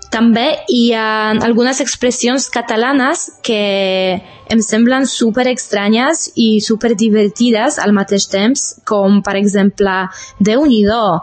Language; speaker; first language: Catalan; non-native, fluent; Polish